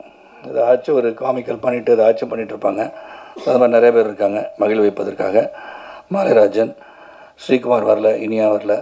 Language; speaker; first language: Tamil; native; Tamil